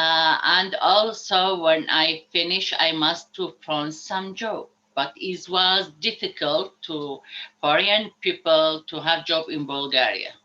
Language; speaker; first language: English; non-native, learner; Arabic